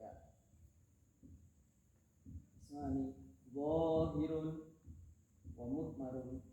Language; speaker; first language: Arabic; non-native, fluent; Indonesian